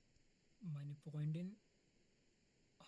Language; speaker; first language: German; non-native, learner; Urdu